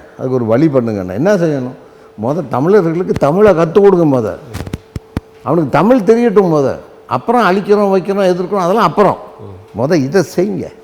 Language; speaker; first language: Tamil; native; Tamil